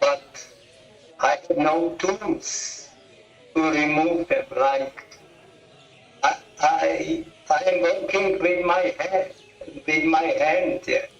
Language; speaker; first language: English; non-native, learner; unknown